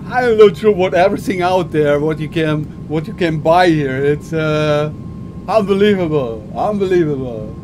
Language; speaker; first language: English; non-native, learner; German